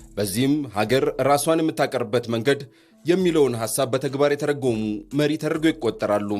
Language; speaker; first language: Amharic; native; Amharic